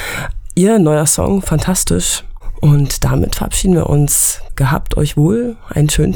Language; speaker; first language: German; native; German